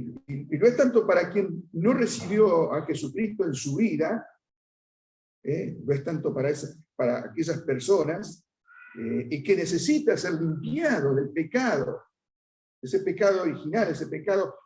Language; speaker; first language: Spanish; native; Spanish